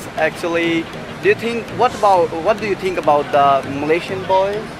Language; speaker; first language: English; non-native, learner; Urdu